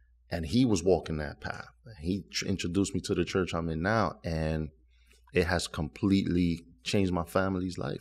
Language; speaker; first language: English; early bilingual, other home language; Spanish